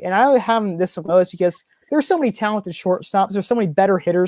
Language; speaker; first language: English; native; English